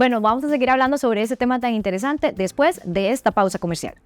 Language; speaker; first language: Spanish; native; Spanish